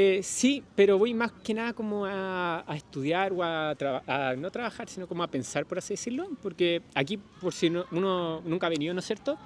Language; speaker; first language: Spanish; native; Spanish